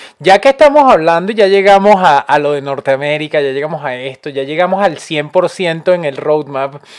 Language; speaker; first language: Spanish; native; Spanish